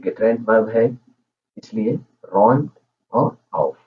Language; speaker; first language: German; non-native, fluent; Urdu